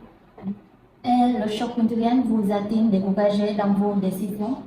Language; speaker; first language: French; non-native, fluent; Vietnamese